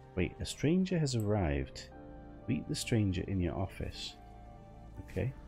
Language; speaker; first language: English; native; English